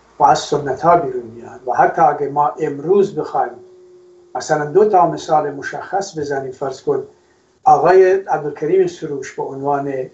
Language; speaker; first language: Persian; non-native, local second language; Kurdish